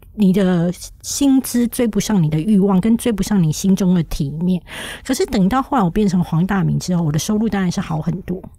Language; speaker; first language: Chinese; native; Chinese